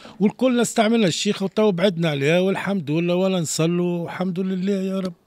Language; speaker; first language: Arabic; native; Arabic